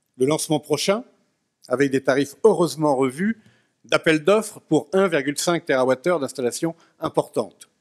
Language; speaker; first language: French; native; French